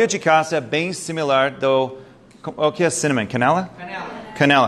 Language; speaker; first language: Portuguese; non-native, fluent; English